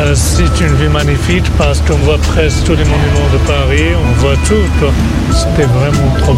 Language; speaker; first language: French; non-native, local second language; Arabic